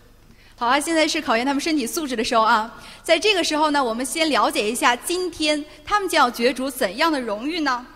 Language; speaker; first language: Chinese; native; Chinese